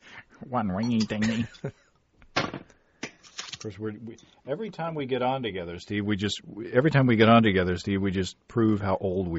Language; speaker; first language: English; native; English